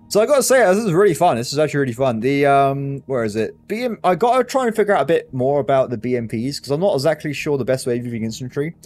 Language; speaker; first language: English; native; English